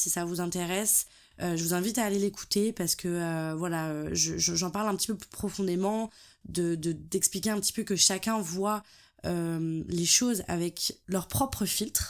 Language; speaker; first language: French; native; French